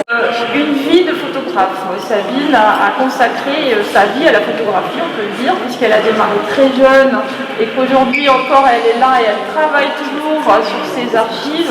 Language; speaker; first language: French; native; French